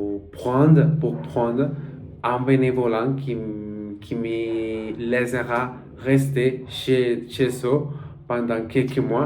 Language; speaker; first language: French; non-native, learner; Spanish